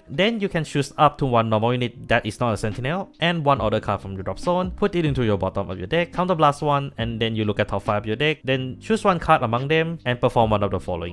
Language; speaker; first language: English; non-native, fluent; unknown